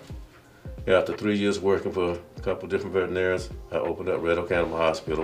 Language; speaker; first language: English; native; English